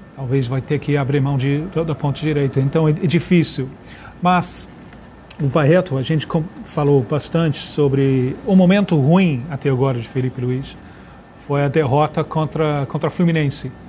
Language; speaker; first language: Portuguese; non-native, fluent; English